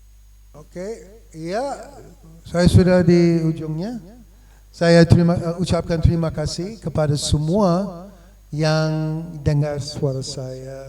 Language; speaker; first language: Indonesian; non-native, fluent; English